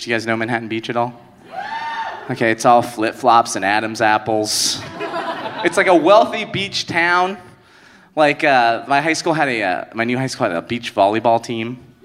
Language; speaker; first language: English; early bilingual, other home language; Spanish